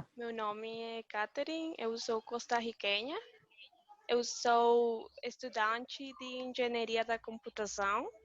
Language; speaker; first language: Portuguese; non-native, learner; Spanish